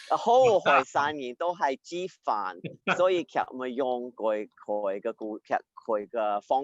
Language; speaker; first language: Cantonese; early bilingual, heritage; Cantonese